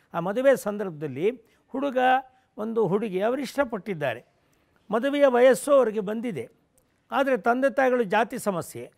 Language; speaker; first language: Kannada; non-native, local second language; Tamil